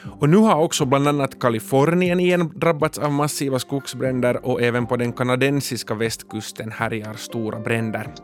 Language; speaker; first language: Swedish; native; Swedish